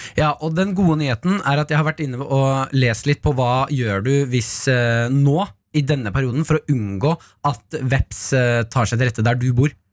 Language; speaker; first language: Norwegian; native; Norwegian